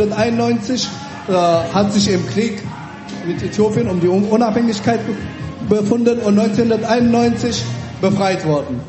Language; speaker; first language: German; early bilingual, other home language; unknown